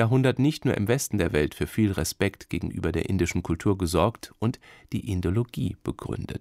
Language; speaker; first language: German; native; German